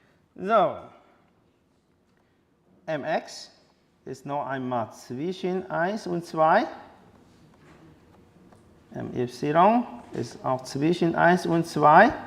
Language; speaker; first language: German; non-native, learner; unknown